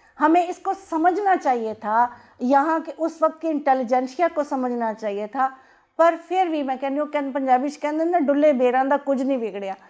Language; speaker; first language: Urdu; non-native, local second language; Punjabi